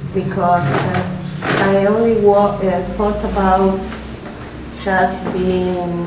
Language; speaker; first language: English; non-native, learner; Spanish